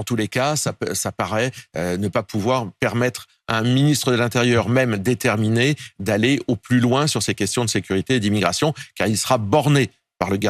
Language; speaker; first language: French; native; French